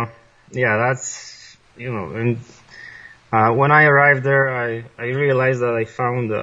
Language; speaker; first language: English; non-native, fluent; Polish